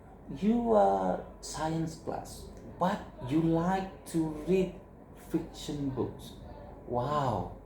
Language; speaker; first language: English; non-native, learner; Indonesian